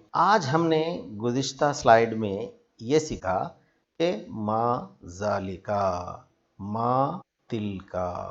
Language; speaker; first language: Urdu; native; Urdu